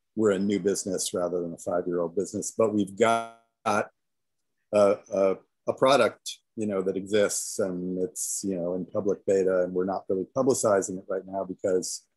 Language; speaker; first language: English; native; English